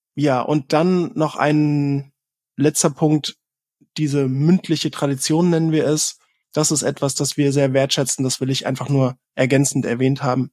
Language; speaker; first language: German; native; German